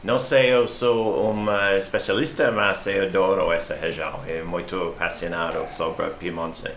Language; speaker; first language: Portuguese; non-native, learner; English